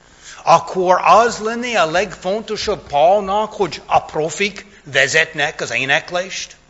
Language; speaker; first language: Hungarian; non-native, fluent; English